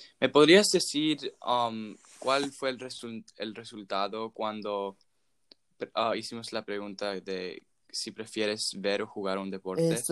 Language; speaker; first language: Spanish; non-native, fluent; English